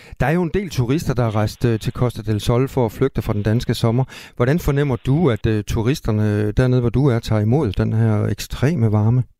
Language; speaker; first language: Danish; native; Danish